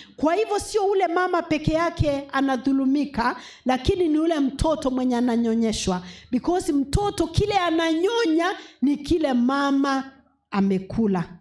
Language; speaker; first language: Swahili; non-native, local second language; Gusii